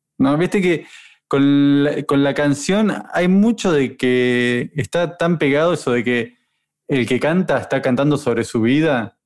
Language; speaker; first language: Spanish; native; Spanish